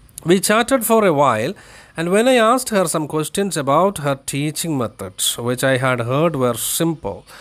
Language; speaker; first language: English; non-native, local second language; Malayalam